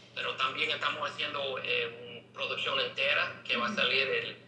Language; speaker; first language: Spanish; non-native, learner; English